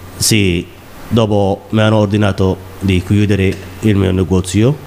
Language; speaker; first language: Italian; non-native, learner; Somali